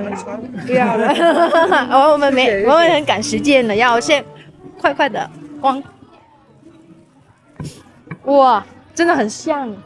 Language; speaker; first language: Chinese; non-native, learner; Vietnamese